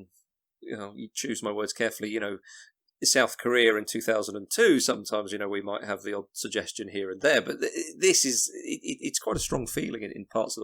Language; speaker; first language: English; native; English